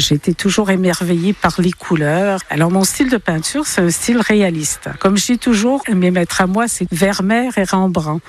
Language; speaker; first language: French; native; French